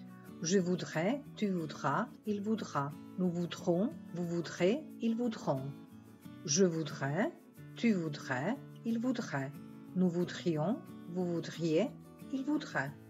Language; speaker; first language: French; non-native, fluent; Italian